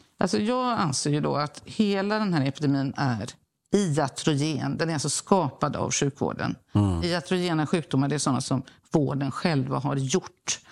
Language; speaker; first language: Swedish; native; Swedish